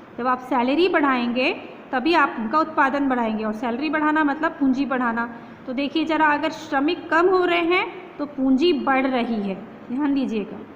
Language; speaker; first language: Hindi; native; Hindi